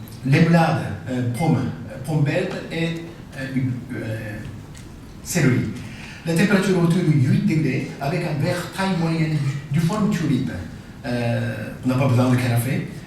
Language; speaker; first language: French; non-native, fluent; Japanese